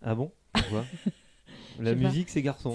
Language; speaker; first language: French; native; French